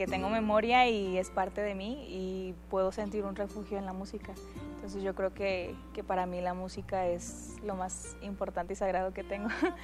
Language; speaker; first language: Spanish; native; Spanish